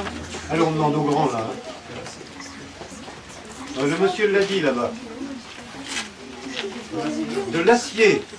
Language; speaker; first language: French; native; French